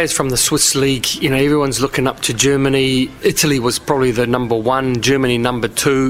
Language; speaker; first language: English; native; English